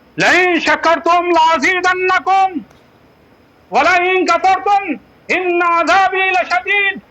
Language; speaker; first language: Urdu; native; Urdu